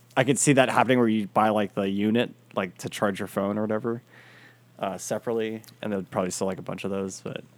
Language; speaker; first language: English; early bilingual, other home language; Filipino